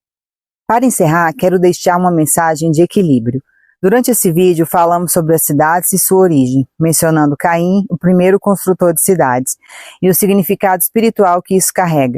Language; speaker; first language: Portuguese; native; Portuguese